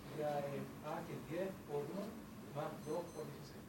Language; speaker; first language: Spanish; native; Spanish